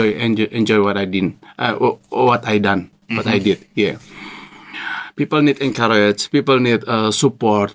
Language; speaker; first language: English; non-native, learner; Indonesian